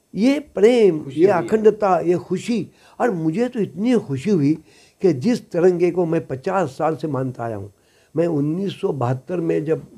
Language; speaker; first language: Hindi; native; Hindi